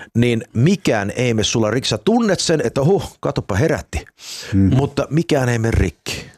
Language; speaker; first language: Finnish; early bilingual, heritage; Finnish